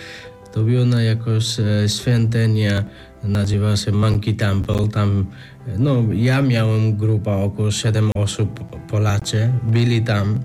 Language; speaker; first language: Polish; non-native, learner; Nepali